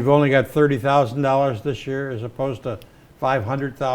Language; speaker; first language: English; native; English